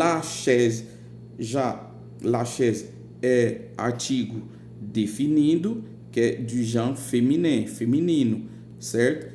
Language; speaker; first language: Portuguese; non-native, fluent; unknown